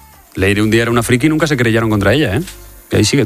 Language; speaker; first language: Spanish; native; Spanish